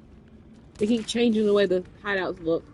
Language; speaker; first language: English; native; English